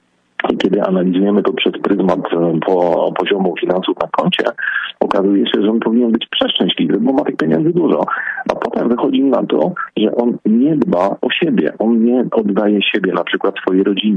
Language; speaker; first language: Polish; native; Polish